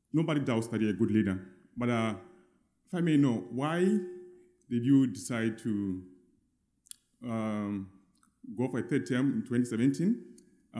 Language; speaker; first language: English; non-native, local second language; Shona